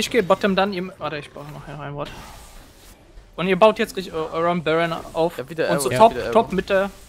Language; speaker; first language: German; native; German